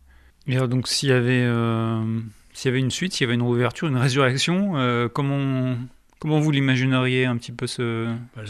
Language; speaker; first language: French; native; French